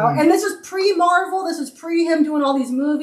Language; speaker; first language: English; native; English